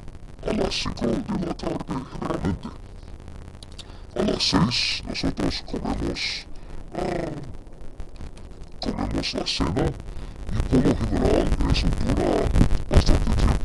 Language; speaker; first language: Spanish; non-native, fluent; English